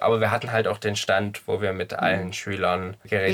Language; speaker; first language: German; native; German